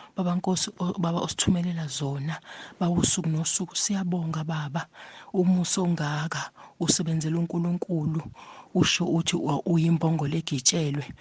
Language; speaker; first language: Zulu; native; Zulu